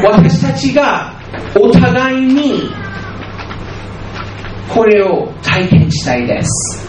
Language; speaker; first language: Japanese; non-native, fluent; English